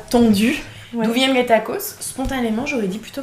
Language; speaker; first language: French; native; French